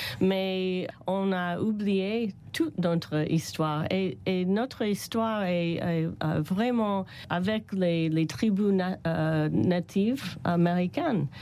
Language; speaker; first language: French; non-native, learner; English